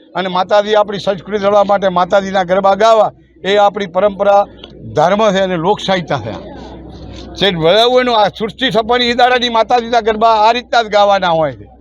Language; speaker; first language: Gujarati; native; Gujarati